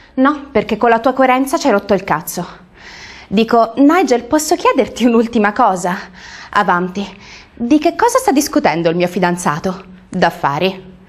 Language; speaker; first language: Italian; native; Italian